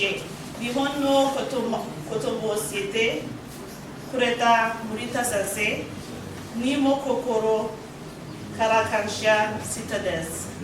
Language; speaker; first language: Japanese; non-native, learner; English